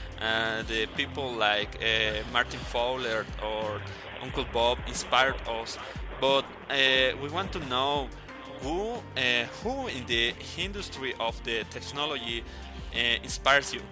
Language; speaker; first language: English; non-native, learner; Spanish